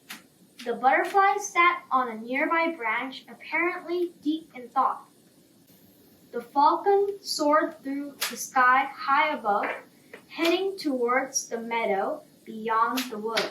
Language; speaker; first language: English; non-native, fluent; Korean